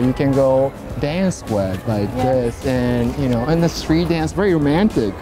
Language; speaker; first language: English; non-native, fluent; Japanese